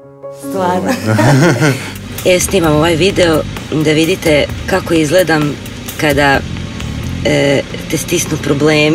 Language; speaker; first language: Croatian; native; Croatian